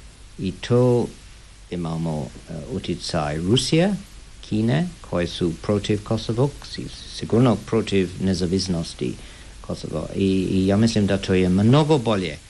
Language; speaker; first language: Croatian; non-native, fluent; English